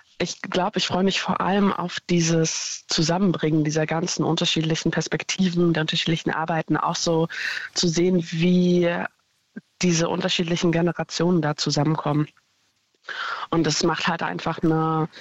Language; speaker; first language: German; native; German